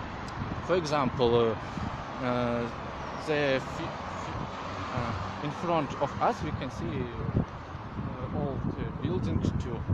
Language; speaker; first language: English; non-native, learner; Russian